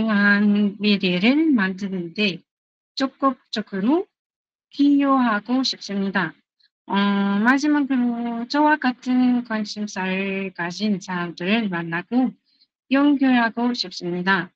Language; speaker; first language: Korean; non-native, learner; Arabic